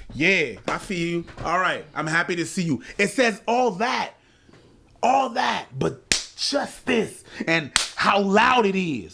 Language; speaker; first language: English; native; English